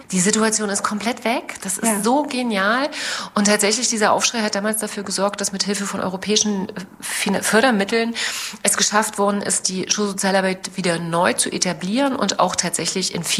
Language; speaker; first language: German; native; German